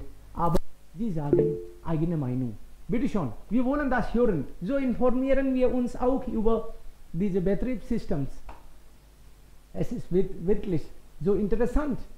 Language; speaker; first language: German; non-native, fluent; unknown